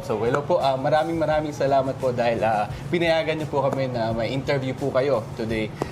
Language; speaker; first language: Filipino; native; Filipino